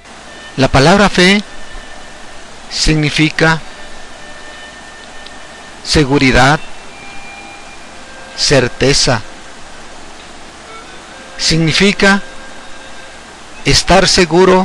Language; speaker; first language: Spanish; native; Spanish